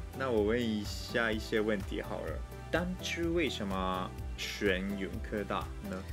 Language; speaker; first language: Chinese; non-native, fluent; Japanese